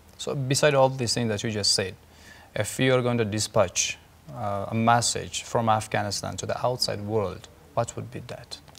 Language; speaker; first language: English; non-native, fluent; Persian